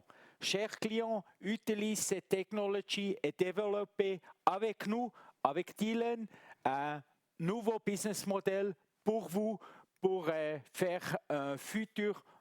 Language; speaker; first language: French; non-native, local second language; German